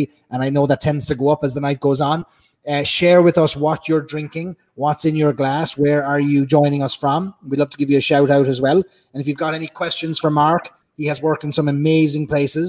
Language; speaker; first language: English; native; English